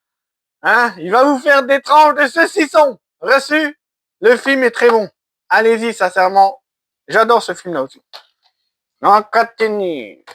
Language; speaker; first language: French; native; French